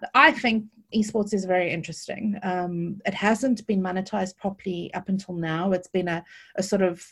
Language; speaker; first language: English; native; English